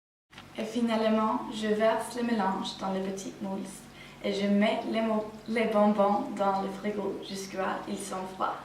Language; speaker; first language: French; non-native, learner; Swedish